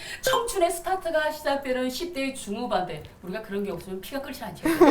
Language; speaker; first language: Korean; native; Korean